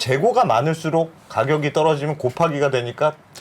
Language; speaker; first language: Korean; native; Korean